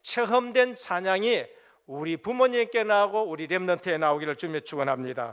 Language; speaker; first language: Korean; native; Korean